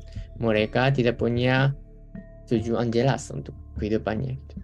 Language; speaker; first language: Indonesian; non-native, fluent; Japanese